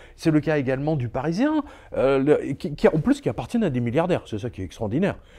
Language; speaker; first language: French; early bilingual, other home language; Serbian